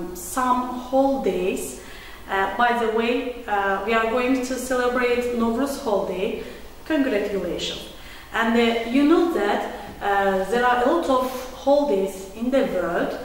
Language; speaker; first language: English; non-native, fluent; Azerbaijani